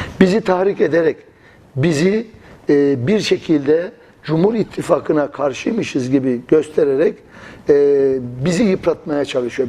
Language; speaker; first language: Turkish; native; Turkish